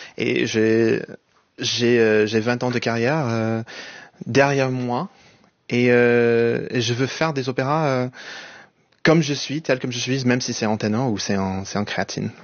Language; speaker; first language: French; non-native, fluent; English